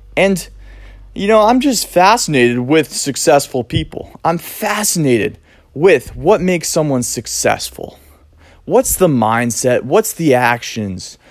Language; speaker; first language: English; native; English